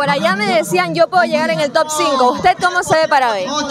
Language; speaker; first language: Spanish; native; Spanish